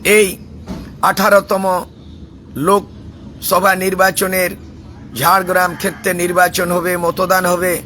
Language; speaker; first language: Bangla; non-native, local second language; Santali